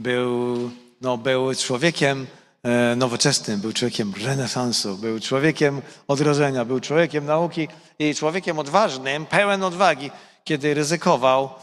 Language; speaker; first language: Polish; native; Polish